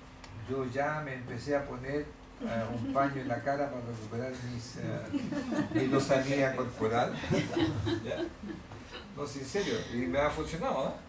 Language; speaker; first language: Spanish; native; Spanish